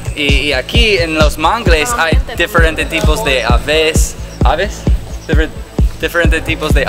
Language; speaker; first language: Spanish; early bilingual, heritage; English